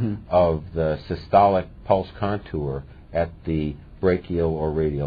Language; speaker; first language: English; native; English